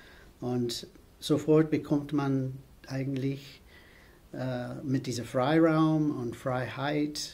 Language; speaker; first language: German; non-native, fluent; English